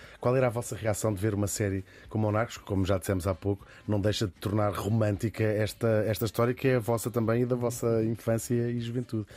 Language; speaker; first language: Portuguese; native; Portuguese